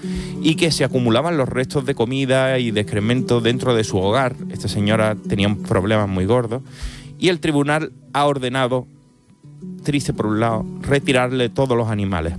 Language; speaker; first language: Spanish; native; Spanish